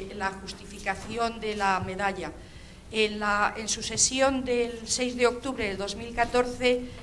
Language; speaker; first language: Spanish; native; Spanish